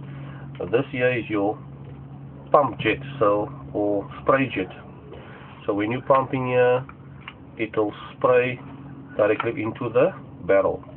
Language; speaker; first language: English; native; English